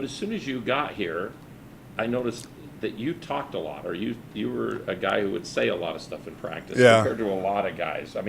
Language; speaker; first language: English; native; English